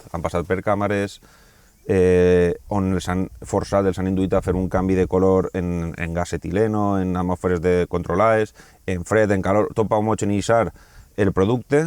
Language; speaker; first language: Catalan; native; Catalan